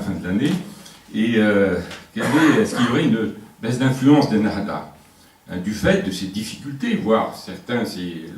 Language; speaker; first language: French; native; French